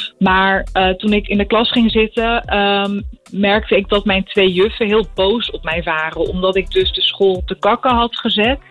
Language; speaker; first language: Dutch; early bilingual, other home language; Arabic